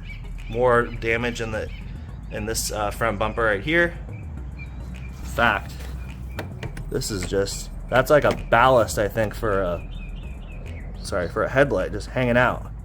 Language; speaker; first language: English; native; English